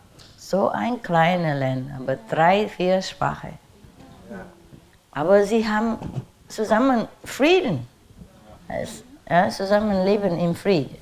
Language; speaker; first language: German; non-native, learner; Vietnamese